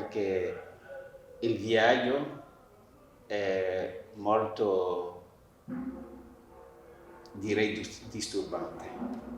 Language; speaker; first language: Italian; non-native, fluent; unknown